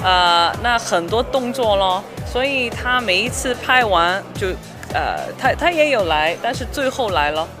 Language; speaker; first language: Chinese; non-native, local second language; Cantonese